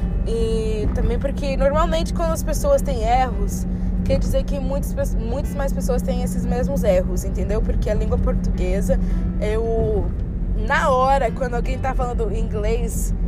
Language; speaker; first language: Portuguese; non-native, fluent; English